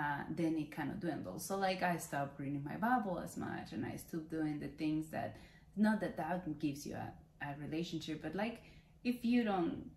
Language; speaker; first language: English; non-native, fluent; Spanish